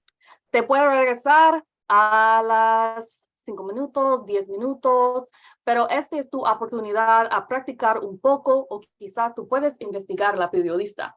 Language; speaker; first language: Spanish; non-native, learner; English